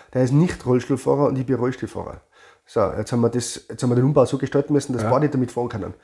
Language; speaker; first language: German; native; German